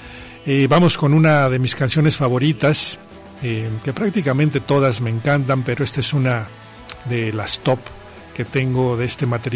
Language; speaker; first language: Spanish; native; Spanish